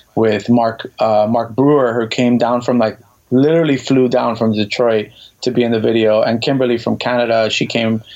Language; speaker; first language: English; native; English